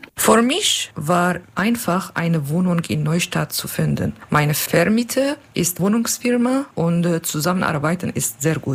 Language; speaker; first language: German; non-native, learner; Kurdish